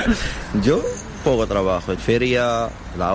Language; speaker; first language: Spanish; non-native, learner; Arabic